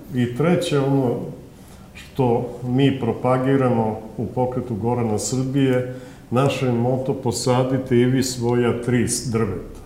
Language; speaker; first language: Serbian; native; Serbian